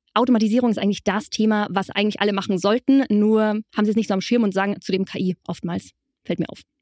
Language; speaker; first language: German; native; German